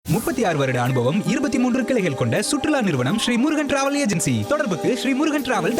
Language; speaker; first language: Tamil; native; Tamil